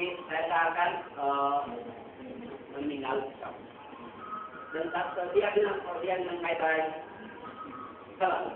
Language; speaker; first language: Indonesian; non-native, learner; Hindi